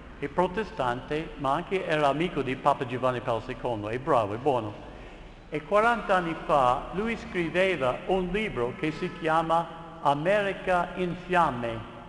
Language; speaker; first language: Italian; non-native, fluent; English